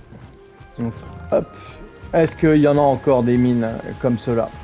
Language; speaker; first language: French; native; French